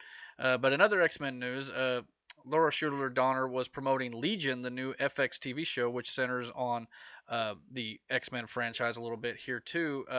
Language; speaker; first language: English; native; English